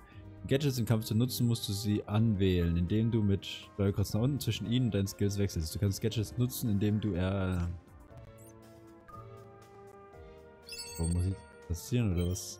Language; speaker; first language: German; native; German